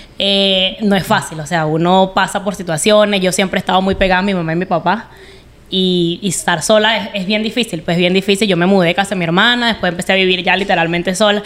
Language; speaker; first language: Spanish; native; Spanish